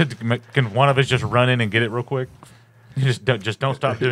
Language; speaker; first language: English; native; English